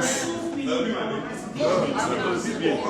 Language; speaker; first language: German; non-native, fluent; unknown